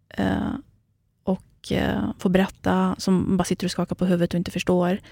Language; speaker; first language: Swedish; early bilingual, other home language; Kurdish